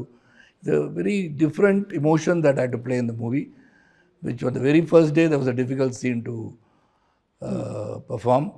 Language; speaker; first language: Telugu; non-native, fluent; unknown